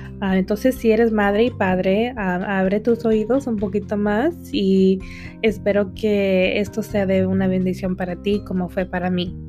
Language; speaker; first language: Spanish; early bilingual, heritage; Spanish